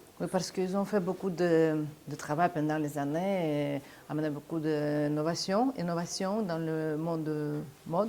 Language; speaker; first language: French; non-native, fluent; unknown